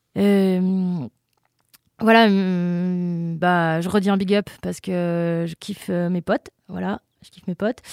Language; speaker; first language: French; native; French